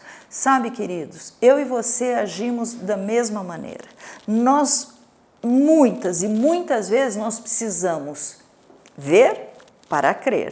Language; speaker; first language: Portuguese; native; Portuguese